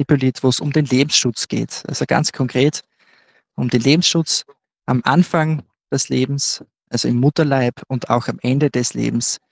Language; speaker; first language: German; native; German